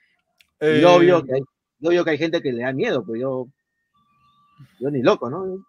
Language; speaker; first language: Spanish; native; Spanish